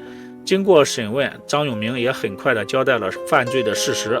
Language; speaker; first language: Chinese; native; Chinese